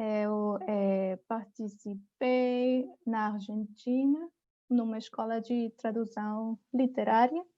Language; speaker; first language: Portuguese; non-native, fluent; Spanish